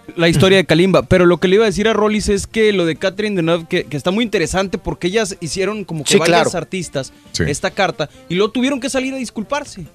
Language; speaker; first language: Spanish; native; Spanish